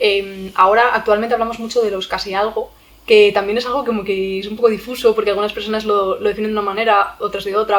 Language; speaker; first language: Spanish; native; Spanish